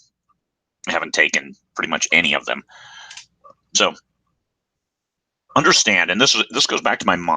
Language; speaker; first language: English; native; English